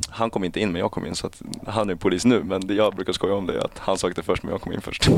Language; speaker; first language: Swedish; early bilingual, other home language; Chinese